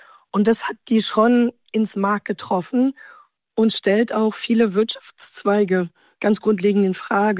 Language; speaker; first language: German; native; German